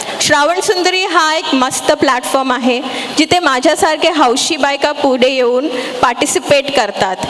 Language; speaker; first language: Marathi; non-native, local second language; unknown